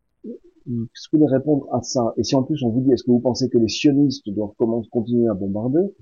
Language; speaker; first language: French; native; French